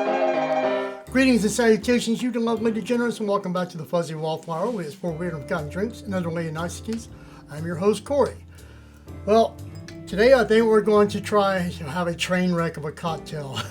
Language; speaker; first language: English; native; English